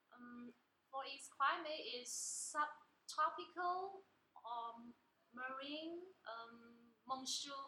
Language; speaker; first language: English; non-native, learner; Chinese